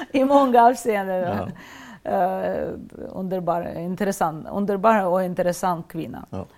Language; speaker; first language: Swedish; non-native, fluent; Russian